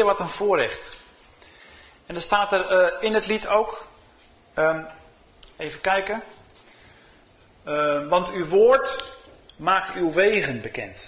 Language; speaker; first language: Dutch; native; Dutch